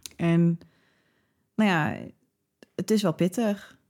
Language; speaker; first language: Dutch; early bilingual, other home language; English